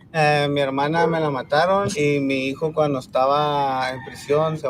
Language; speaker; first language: Spanish; native; Spanish